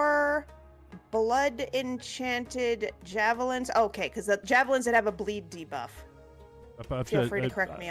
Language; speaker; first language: English; native; English